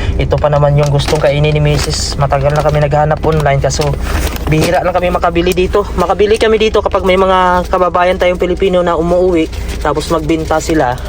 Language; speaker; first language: Filipino; non-native, local second language; Cebuano